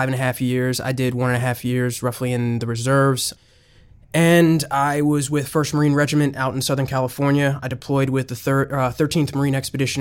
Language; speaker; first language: English; native; English